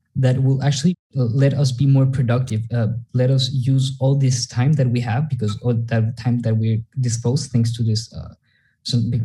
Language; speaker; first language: English; non-native, fluent; Spanish